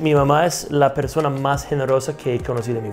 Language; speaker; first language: Spanish; non-native, fluent; English